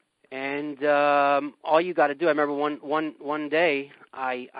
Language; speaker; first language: English; native; English